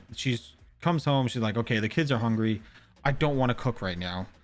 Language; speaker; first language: English; native; English